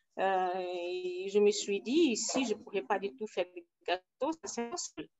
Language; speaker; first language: French; non-native, fluent; Portuguese